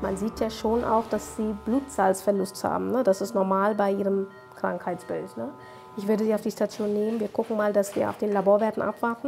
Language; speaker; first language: German; non-native, fluent; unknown